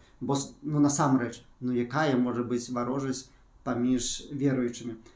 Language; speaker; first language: Belarusian; native; Belarusian